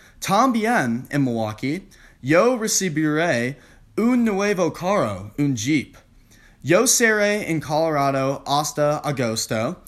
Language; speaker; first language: Spanish; non-native, learner; English